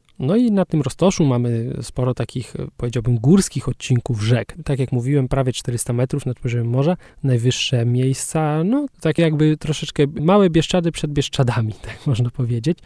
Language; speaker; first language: Polish; native; Polish